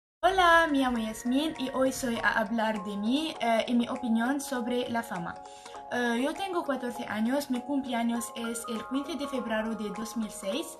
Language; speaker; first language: Spanish; non-native, learner; Arabic